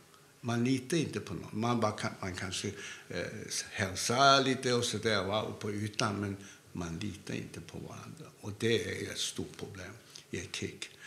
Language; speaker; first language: Swedish; non-native, fluent; Cantonese